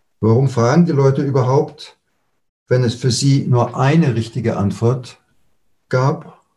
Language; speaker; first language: German; native; German